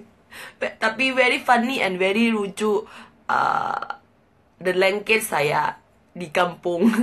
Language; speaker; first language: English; non-native, learner; Thai